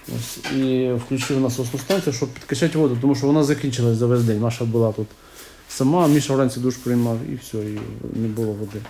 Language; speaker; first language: Ukrainian; native; Ukrainian